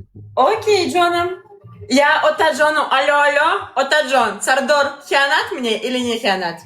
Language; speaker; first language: Russian; native; Russian